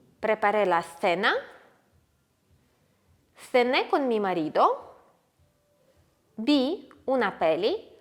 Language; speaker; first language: Spanish; non-native, fluent; Ukrainian